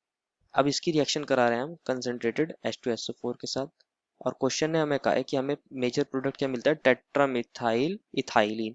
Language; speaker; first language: Hindi; native; Hindi